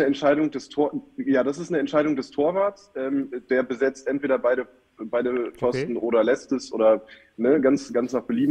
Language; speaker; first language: German; native; German